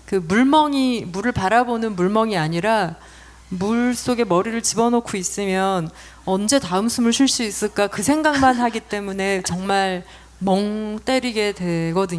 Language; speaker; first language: Korean; non-native, local second language; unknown